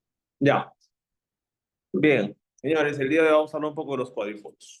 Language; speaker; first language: Spanish; native; Spanish